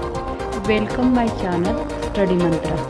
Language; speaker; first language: English; non-native, local second language; Marathi